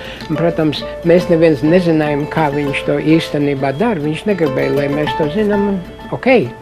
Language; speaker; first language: Latvian; early bilingual, heritage; Latvian